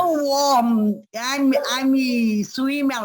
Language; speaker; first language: English; non-native, learner; Portuguese